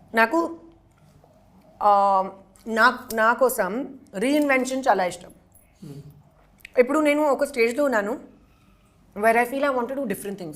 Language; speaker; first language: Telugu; non-native, local second language; Hindi